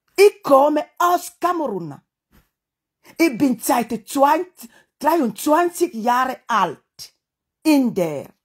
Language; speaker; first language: German; non-native, learner; French